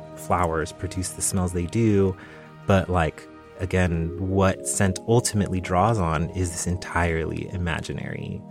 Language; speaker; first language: English; native; English